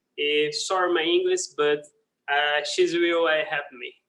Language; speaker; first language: English; non-native, learner; Portuguese